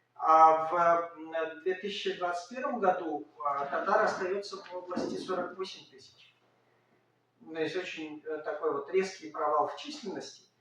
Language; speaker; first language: Russian; native; Russian